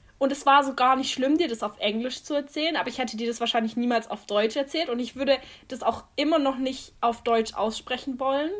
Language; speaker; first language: German; native; German